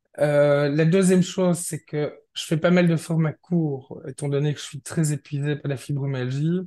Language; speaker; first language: French; native; French